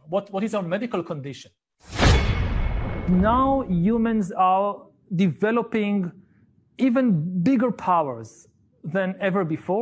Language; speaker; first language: English; non-native, fluent; Hebrew